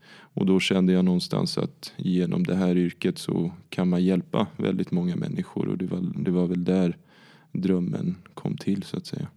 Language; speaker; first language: Swedish; early bilingual, other home language; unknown